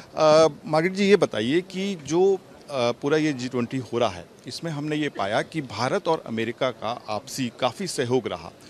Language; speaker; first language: Hindi; native; Hindi